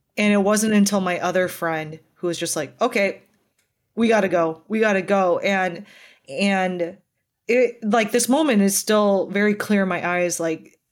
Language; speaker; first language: English; native; English